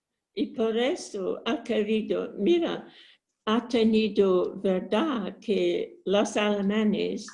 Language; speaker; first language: Spanish; non-native, learner; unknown